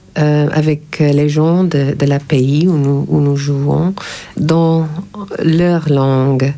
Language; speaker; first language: French; non-native, learner; English